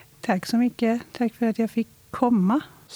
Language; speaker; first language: Swedish; non-native, fluent; Persian